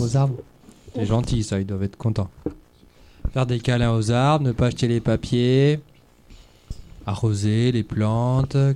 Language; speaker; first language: French; native; French